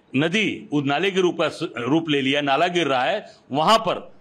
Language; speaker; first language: Hindi; native; Hindi